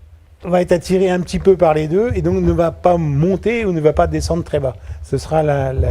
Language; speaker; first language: French; native; French